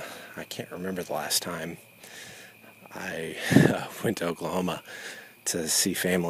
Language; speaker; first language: English; native; English